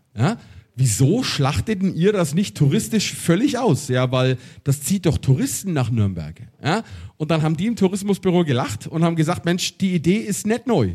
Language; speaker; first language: German; native; German